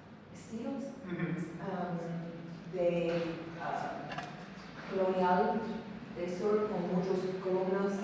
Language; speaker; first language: Spanish; non-native, learner; English